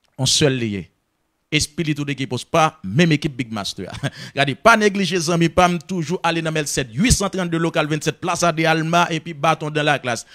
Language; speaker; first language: French; non-native, local second language; Haitian Creole